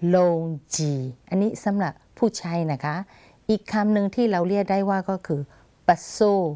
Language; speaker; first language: Thai; non-native, fluent; Burmese